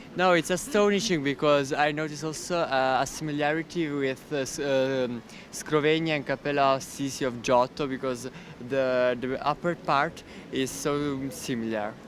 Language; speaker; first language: English; non-native, fluent; Italian